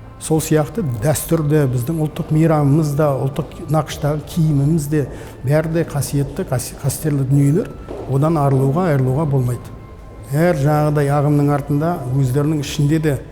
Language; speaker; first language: Kazakh; native; Kazakh